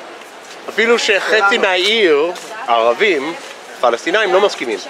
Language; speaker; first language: Hebrew; non-native, fluent; English